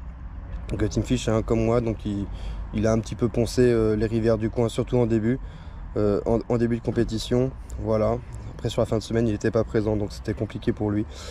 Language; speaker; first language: French; native; French